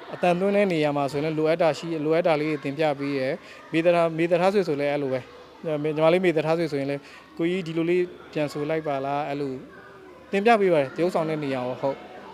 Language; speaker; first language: Burmese; non-native, local second language; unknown